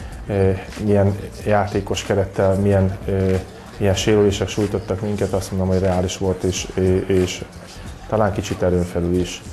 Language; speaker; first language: Hungarian; native; Hungarian